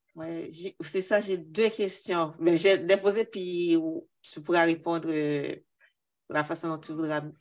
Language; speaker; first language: French; native; French